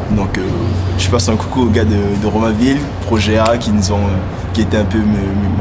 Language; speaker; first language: French; native; French